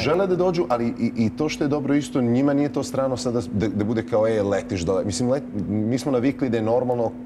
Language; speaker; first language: Croatian; early bilingual, heritage; Croatian